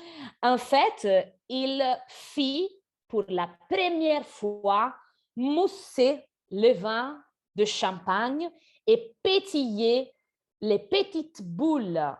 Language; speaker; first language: French; non-native, fluent; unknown